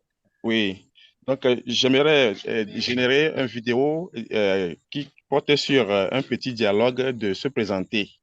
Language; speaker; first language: French; non-native, local second language; Wolof